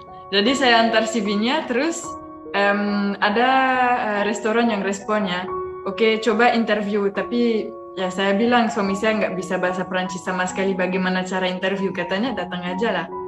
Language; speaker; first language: Indonesian; non-native, fluent; French